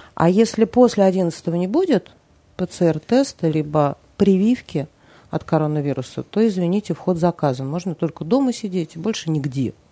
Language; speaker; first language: Russian; native; Russian